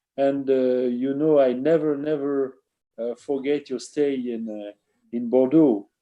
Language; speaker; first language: English; non-native, fluent; French